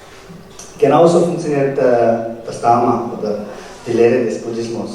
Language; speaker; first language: German; non-native, fluent; Tibetan